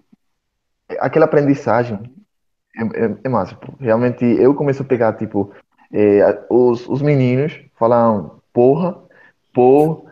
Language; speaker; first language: Portuguese; non-native, fluent; Spanish